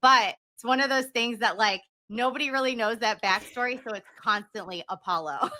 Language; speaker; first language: English; native; English